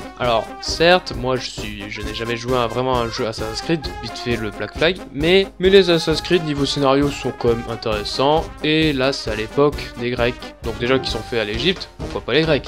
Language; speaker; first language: French; native; French